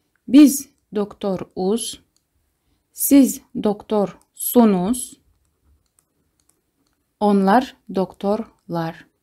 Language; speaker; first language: Turkish; non-native, fluent; Kazakh